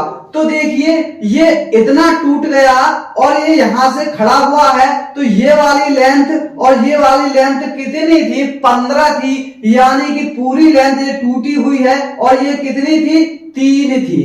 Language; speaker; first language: Hindi; native; Hindi